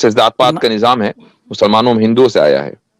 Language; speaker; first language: Hindi; native; Hindi